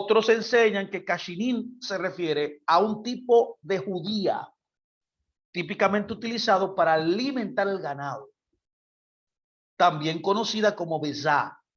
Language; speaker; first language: Spanish; native; Spanish